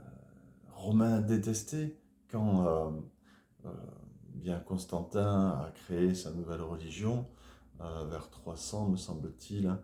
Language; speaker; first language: French; native; French